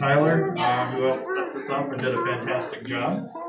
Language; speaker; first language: English; native; English